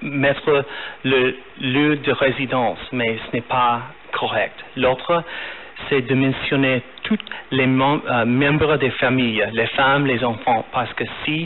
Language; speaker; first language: French; non-native, fluent; English